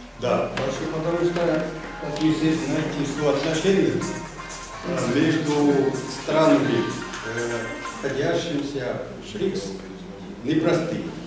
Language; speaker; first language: Russian; non-native, fluent; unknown